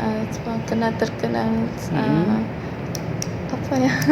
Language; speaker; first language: Indonesian; non-native, learner; Malay